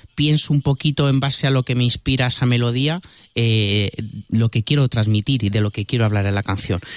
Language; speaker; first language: Spanish; native; Spanish